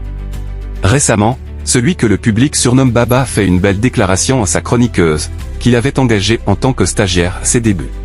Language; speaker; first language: French; native; French